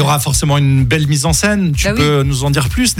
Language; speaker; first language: French; native; French